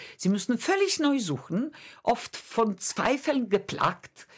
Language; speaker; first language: German; non-native, fluent; Polish